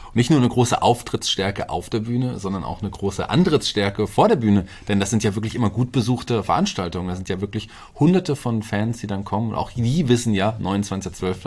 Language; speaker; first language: German; native; German